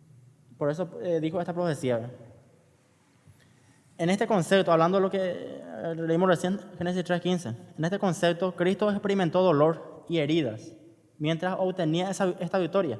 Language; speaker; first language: Spanish; native; Spanish